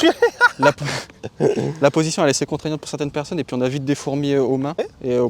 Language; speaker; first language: French; native; French